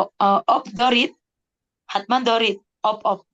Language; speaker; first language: Persian; non-native, fluent; Indonesian